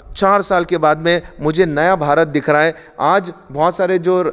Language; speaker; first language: Hindi; non-native, local second language; Marathi